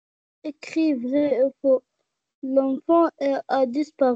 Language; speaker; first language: French; non-native, learner; Arabic